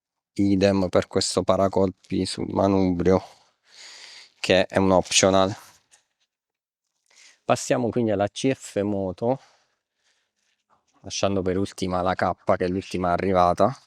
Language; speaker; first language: Italian; native; Italian